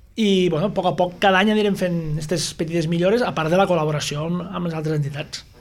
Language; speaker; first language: Catalan; native; Catalan